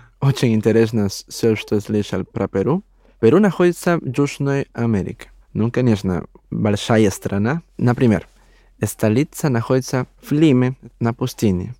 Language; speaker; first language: Russian; non-native, learner; Spanish